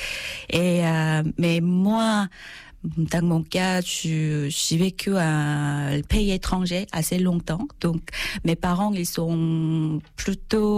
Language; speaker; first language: French; non-native, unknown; Korean